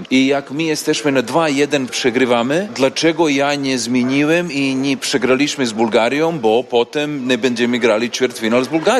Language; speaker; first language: Polish; non-native, learner; Serbian